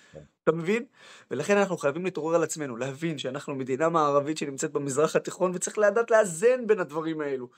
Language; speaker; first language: Hebrew; non-native, local second language; Arabic